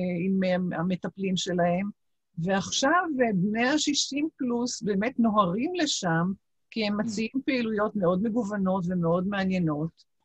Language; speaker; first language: Hebrew; non-native, local second language; Yiddish